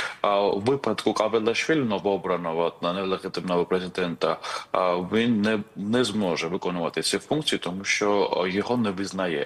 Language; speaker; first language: Ukrainian; non-native, fluent; Georgian